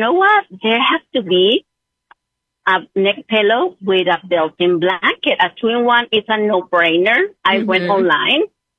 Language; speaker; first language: English; non-native, fluent; Spanish